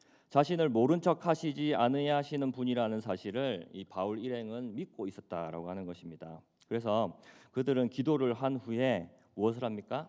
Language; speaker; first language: Korean; native; Korean